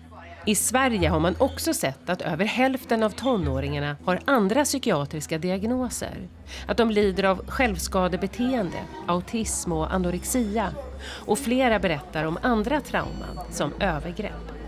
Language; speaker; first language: Swedish; native; Swedish